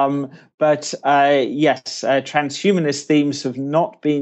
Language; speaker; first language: English; native; English